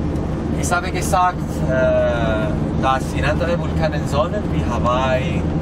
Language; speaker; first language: German; non-native, learner; Spanish